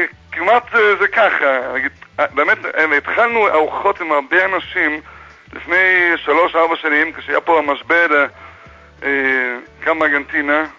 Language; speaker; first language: Hebrew; non-native, fluent; English